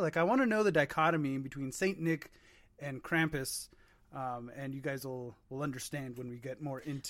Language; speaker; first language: English; native; English